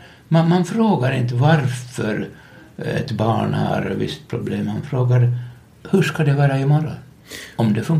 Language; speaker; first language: Swedish; non-native, local second language; Finnish